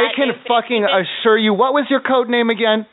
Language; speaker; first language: English; native; English